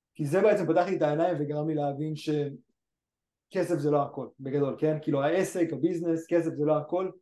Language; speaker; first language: Hebrew; early bilingual, other home language; English